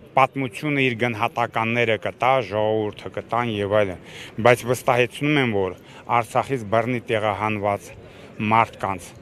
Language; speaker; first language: Armenian; native; Armenian